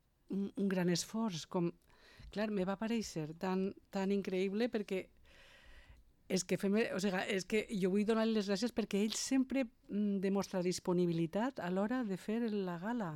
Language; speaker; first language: Catalan; native; Catalan